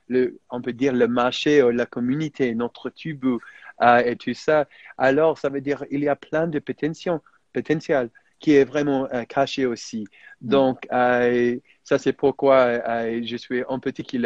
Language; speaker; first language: French; non-native, fluent; English